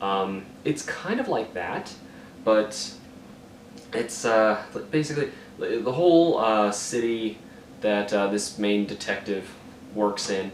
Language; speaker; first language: English; native; English